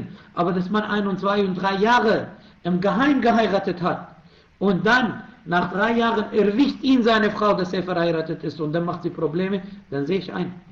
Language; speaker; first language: German; non-native, fluent; Arabic